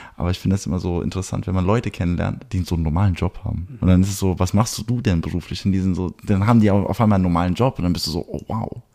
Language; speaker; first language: German; early bilingual, heritage; German